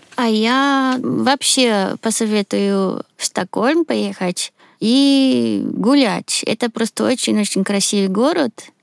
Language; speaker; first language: Russian; non-native, fluent; Swedish